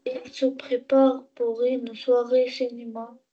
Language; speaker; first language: French; non-native, learner; Arabic